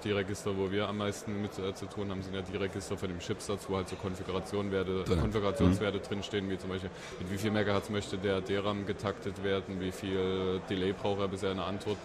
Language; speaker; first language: German; native; German